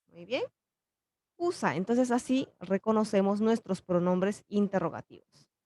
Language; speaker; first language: Spanish; non-native, local second language; Quechua